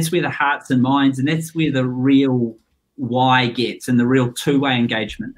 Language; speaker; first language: English; native; English